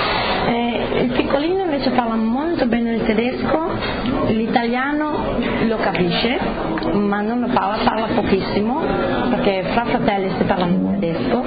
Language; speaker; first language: Italian; native; Italian